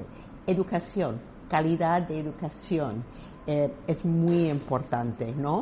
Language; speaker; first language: Spanish; non-native, fluent; English